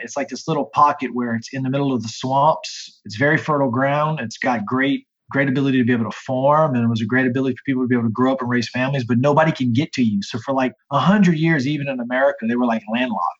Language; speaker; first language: English; native; English